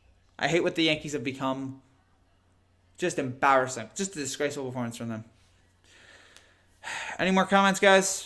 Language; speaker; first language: English; native; English